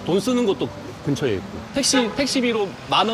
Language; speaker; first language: Korean; native; Korean